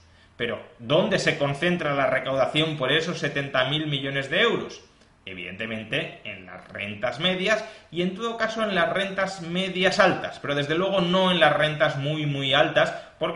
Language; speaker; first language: Spanish; native; Spanish